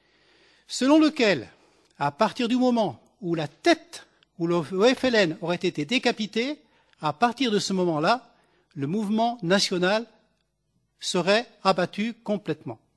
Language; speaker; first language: French; native; French